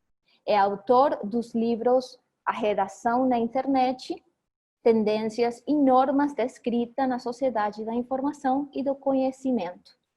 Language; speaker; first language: Portuguese; non-native, fluent; Spanish